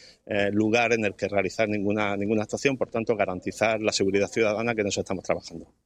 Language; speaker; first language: Spanish; native; Spanish